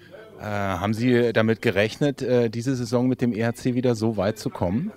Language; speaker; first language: German; native; German